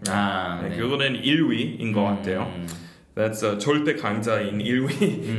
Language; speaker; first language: Korean; non-native, fluent; English